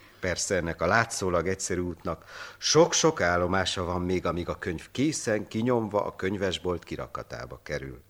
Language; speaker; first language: Hungarian; native; Hungarian